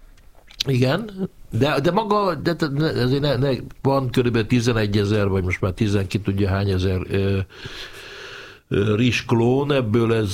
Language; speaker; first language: Hungarian; native; Hungarian